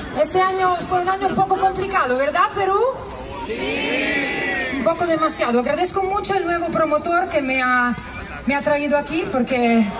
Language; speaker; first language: Spanish; non-native, fluent; Italian